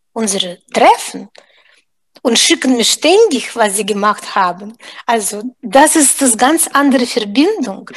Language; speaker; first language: German; non-native, fluent; Russian